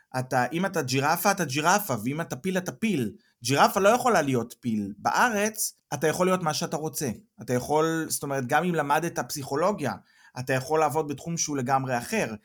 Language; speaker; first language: Hebrew; native; Hebrew